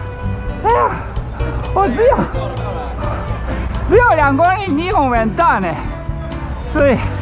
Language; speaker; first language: Chinese; non-native, learner; Japanese